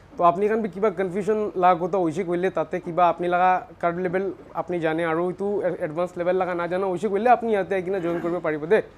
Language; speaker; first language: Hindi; non-native, local second language; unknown